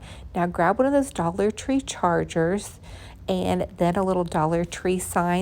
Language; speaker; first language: English; native; English